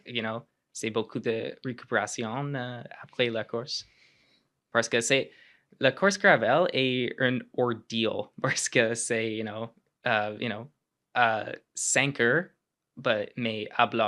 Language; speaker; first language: French; non-native, local second language; English